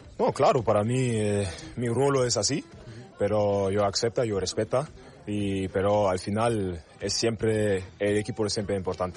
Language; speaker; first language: Spanish; non-native, learner; German